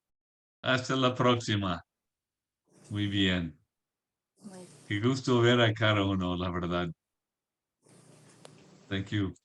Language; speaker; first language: Spanish; non-native, fluent; English